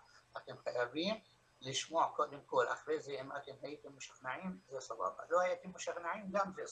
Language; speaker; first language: Hebrew; non-native, local second language; Arabic